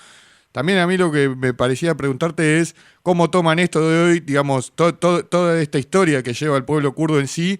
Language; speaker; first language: Spanish; native; Spanish